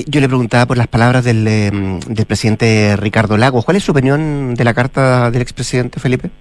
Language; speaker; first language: Spanish; native; Spanish